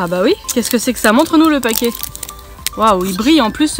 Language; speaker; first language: French; native; French